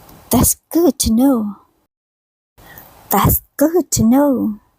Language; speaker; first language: English; non-native, learner; Thai